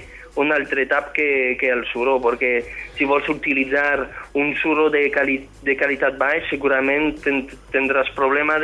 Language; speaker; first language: Catalan; non-native, fluent; French